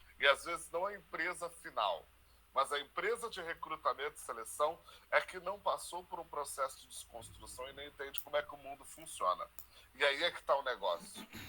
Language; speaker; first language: Portuguese; native; Portuguese